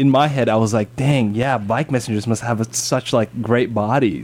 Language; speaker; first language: English; native; English